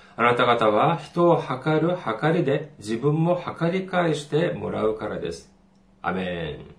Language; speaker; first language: Japanese; non-native, fluent; Korean